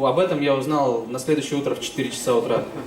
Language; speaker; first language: Russian; native; Russian